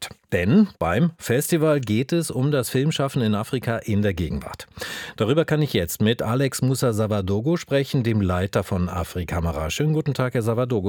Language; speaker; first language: German; native; German